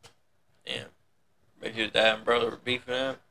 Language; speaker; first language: English; native; English